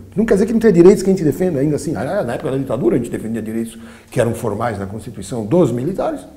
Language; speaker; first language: Portuguese; early bilingual, other home language; Polish